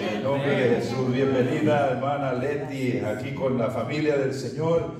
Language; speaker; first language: Spanish; native; Spanish